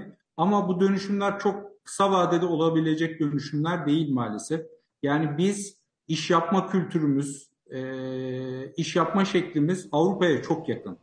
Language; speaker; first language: Turkish; native; Turkish